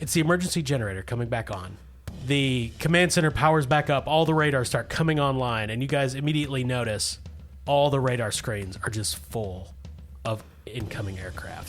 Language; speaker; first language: English; native; English